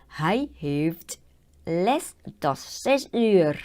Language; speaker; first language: Dutch; non-native, learner; Thai